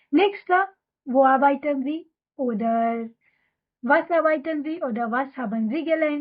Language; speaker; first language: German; non-native, fluent; Hindi